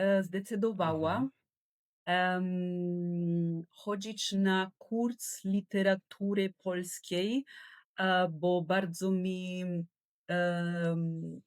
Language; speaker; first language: Polish; non-native, learner; Italian